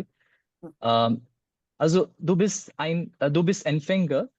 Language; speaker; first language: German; non-native, learner; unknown